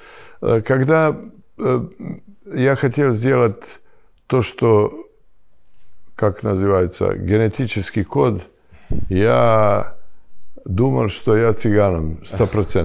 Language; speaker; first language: Russian; non-native, learner; Serbian